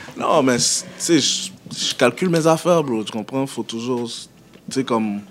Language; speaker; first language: French; early bilingual, other home language; Haitian Creole